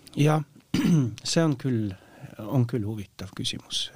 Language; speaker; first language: Estonian; non-native, fluent; Norwegian